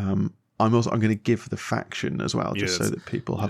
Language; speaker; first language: English; native; English